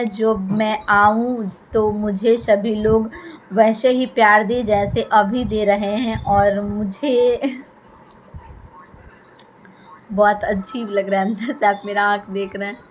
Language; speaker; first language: Hindi; non-native, local second language; Bhojpuri